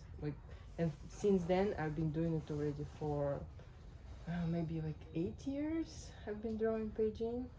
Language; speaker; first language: English; non-native, fluent; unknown